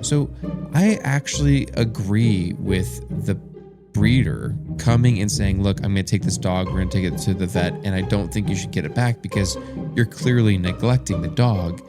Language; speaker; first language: English; native; English